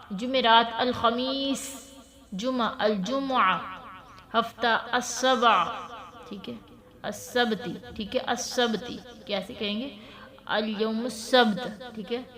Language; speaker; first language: Urdu; native; Urdu